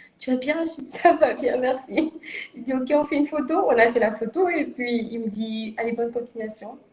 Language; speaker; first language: French; native; French